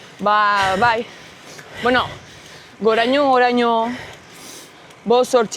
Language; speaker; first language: Basque; non-native, local second language; Spanish